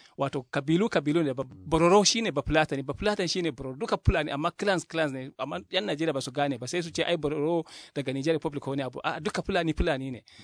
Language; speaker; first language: Hausa; non-native, local second language; Fula